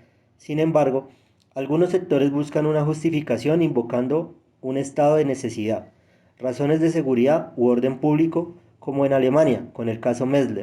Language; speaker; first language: Spanish; native; Spanish